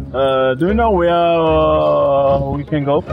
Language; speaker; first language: English; non-native, learner; Georgian